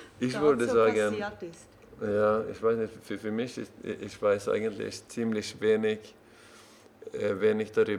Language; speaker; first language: German; non-native, learner; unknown